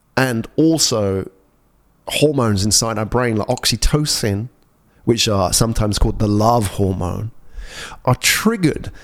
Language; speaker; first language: English; native; English